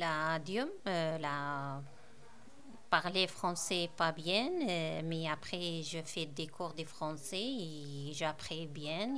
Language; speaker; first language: French; non-native, learner; Arabic